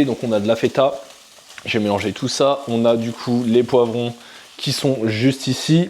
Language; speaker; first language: French; native; French